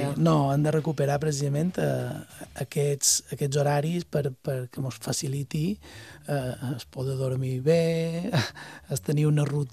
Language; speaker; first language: Catalan; native; Catalan